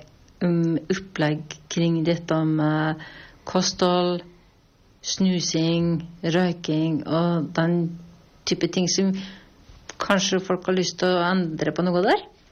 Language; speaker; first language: Norwegian; native; Norwegian